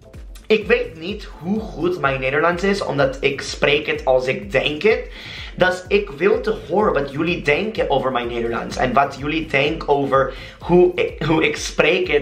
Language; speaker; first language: Dutch; non-native, learner; Spanish